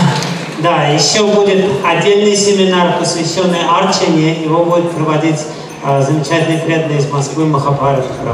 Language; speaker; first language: Russian; native; Russian